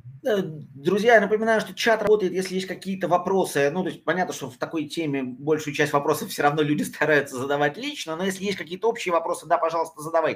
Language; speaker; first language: Russian; native; Russian